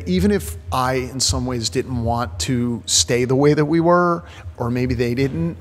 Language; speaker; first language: English; native; English